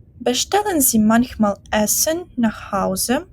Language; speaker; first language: German; non-native, fluent; Ukrainian